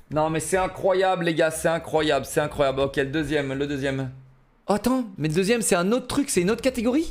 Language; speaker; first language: French; native; French